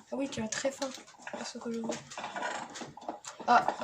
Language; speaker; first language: French; native; French